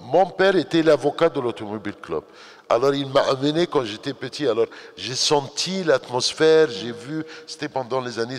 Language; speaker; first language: French; non-native, fluent; Arabic